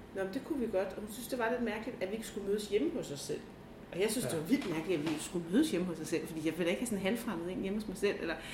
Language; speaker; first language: Danish; native; Danish